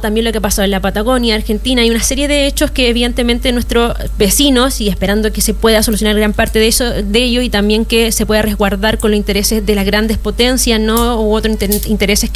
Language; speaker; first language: Spanish; native; Spanish